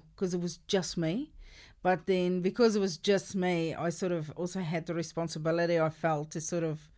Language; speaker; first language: English; non-native, local second language; Afrikaans